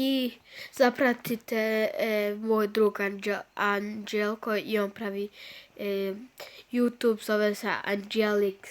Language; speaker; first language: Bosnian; early bilingual, heritage; Bosnian